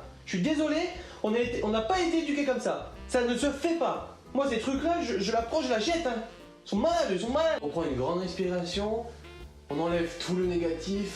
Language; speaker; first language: French; native; French